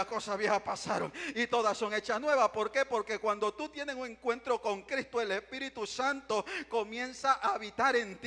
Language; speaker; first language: Spanish; native; Spanish